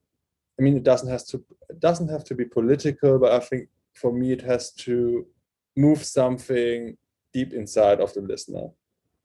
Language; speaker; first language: English; non-native, fluent; German